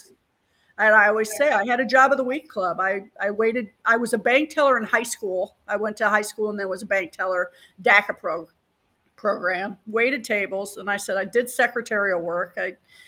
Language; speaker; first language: English; native; English